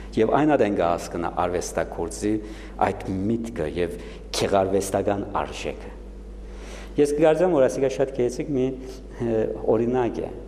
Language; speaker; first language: Armenian; early bilingual, heritage; Armenian